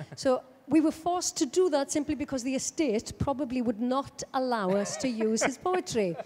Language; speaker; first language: English; native; English